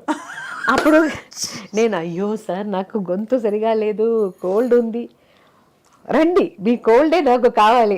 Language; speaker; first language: Telugu; non-native, local second language; Malayalam